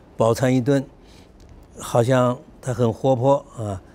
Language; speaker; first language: Chinese; native; Chinese